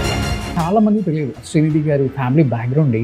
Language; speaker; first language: Telugu; native; Telugu